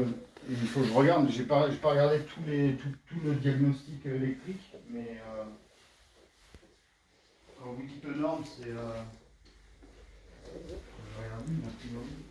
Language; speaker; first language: French; native; French